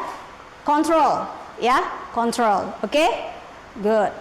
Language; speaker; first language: English; non-native, learner; Indonesian